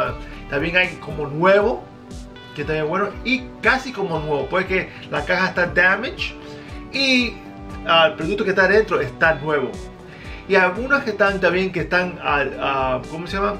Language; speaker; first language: Spanish; early bilingual, heritage; Spanish